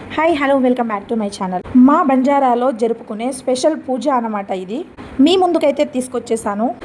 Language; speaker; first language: Telugu; non-native, local second language; Lambadi